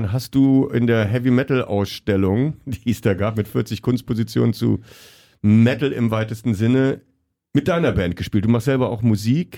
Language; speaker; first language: German; native; German